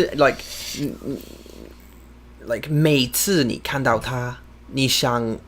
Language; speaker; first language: Chinese; non-native, learner; English